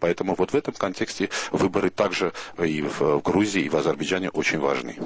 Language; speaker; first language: Russian; non-native, local second language; Armenian